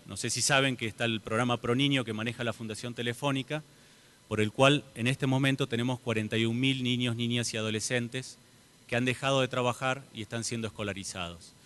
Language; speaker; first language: Spanish; native; Spanish